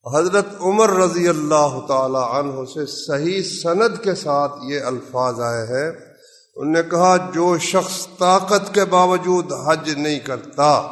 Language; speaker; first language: Urdu; non-native, local second language; Punjabi